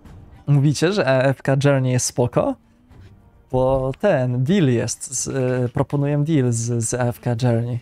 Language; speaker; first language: Polish; native; Polish